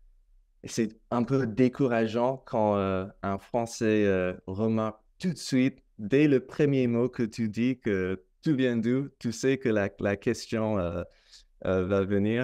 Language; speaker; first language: French; non-native, fluent; English